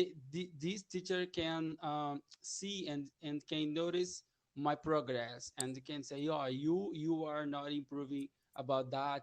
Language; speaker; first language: English; non-native, learner; Portuguese